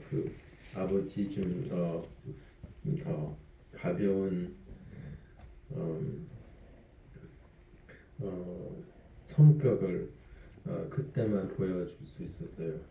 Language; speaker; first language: Korean; early bilingual, heritage; French